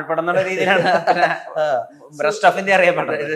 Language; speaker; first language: Malayalam; native; Malayalam